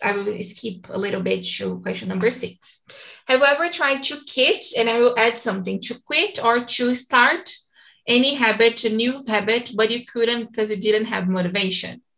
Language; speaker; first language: English; non-native, fluent; Portuguese